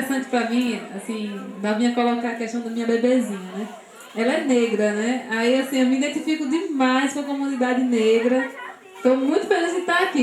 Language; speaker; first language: Portuguese; native; Portuguese